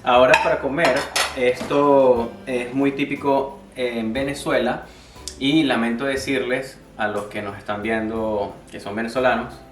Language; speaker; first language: Spanish; native; Spanish